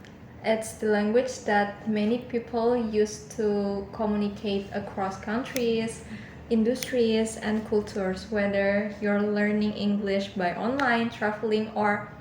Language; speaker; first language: English; non-native, learner; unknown